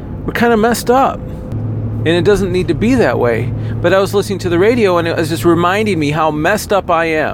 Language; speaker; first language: English; native; English